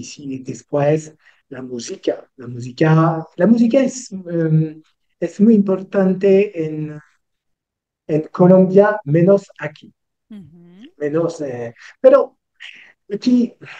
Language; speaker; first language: Spanish; non-native, learner; French